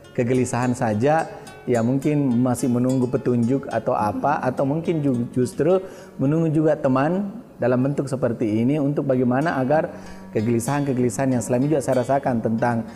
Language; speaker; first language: Indonesian; non-native, local second language; Buginese